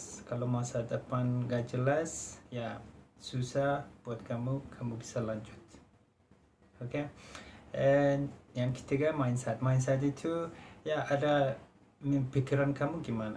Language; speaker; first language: Indonesian; non-native, fluent; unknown